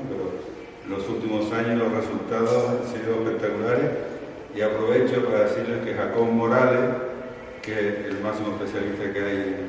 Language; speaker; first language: Spanish; native; Spanish